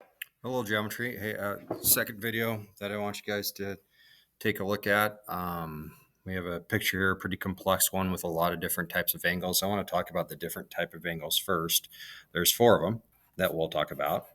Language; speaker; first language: English; native; English